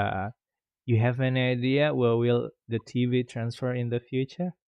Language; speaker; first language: English; non-native, fluent; Indonesian